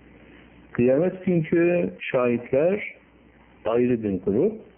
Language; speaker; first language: Turkish; native; Turkish